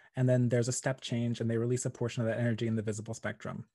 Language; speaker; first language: English; native; English